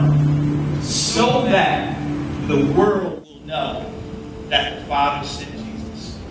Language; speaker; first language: English; native; English